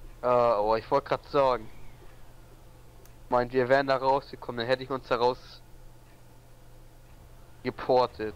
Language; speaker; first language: German; native; German